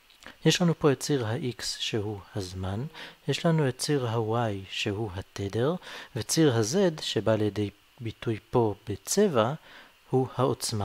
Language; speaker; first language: Hebrew; native; Hebrew